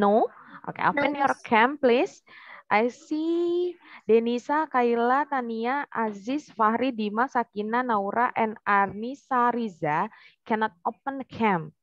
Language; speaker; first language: English; non-native, learner; Indonesian